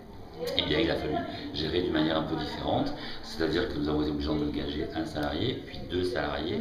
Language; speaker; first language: French; native; French